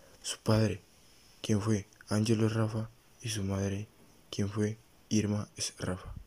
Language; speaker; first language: Spanish; native; Spanish